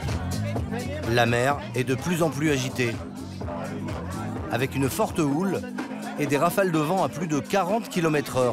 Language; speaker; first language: French; native; French